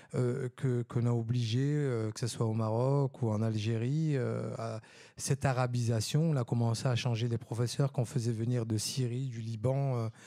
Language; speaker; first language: French; non-native, local second language; Arabic